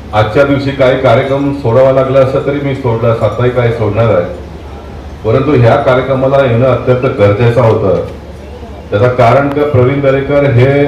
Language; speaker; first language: Marathi; native; Marathi